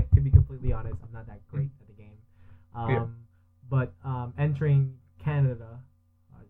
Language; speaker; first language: English; early bilingual, other home language; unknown